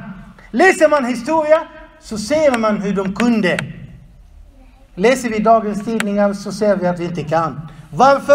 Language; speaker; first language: Swedish; non-native, fluent; Arabic